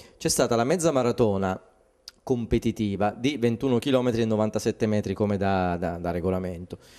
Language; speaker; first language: Italian; native; Italian